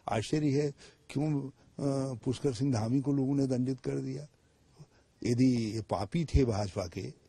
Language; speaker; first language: Hindi; native; Hindi